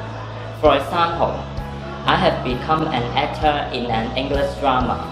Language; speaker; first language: English; non-native, learner; Chinese